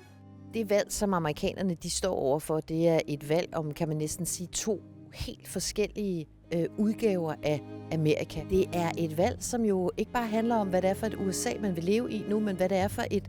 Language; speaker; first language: Danish; native; Danish